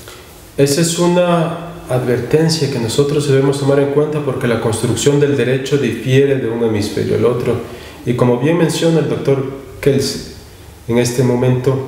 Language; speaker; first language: Spanish; native; Spanish